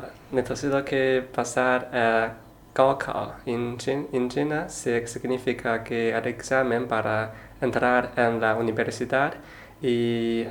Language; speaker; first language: Spanish; non-native, learner; Chinese